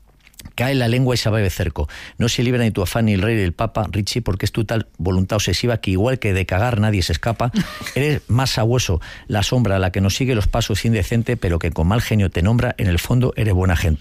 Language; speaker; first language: Spanish; native; Spanish